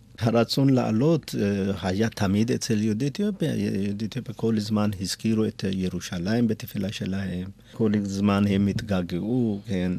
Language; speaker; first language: Hebrew; non-native, fluent; Amharic